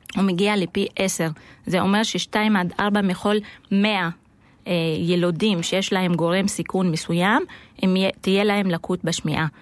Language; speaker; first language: Hebrew; non-native, local second language; Arabic